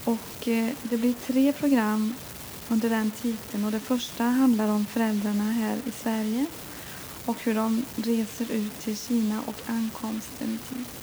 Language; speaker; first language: Swedish; native; Swedish